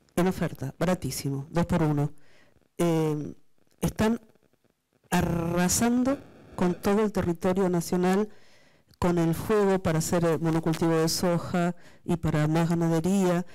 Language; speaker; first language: Spanish; native; Spanish